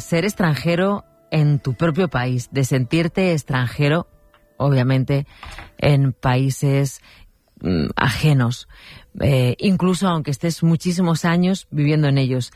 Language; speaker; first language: Spanish; native; Spanish